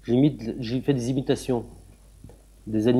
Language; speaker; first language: French; native; French